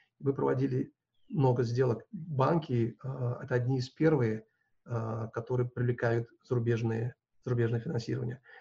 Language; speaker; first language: Russian; non-native, local second language; Uzbek